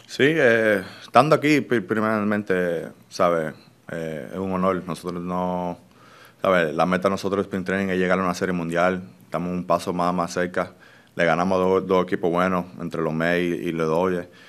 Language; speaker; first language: Spanish; early bilingual, heritage; Spanish